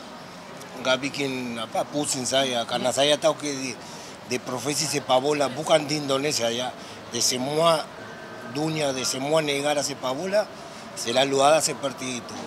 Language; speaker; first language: Indonesian; non-native, fluent; Spanish